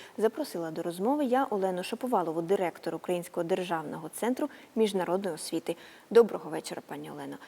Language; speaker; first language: Ukrainian; native; Ukrainian